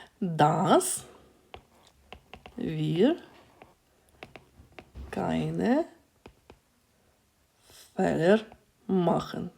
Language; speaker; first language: German; non-native, fluent; Ukrainian